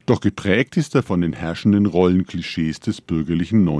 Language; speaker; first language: German; native; German